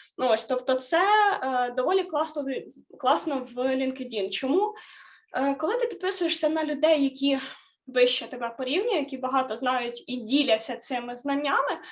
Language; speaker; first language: Ukrainian; native; Ukrainian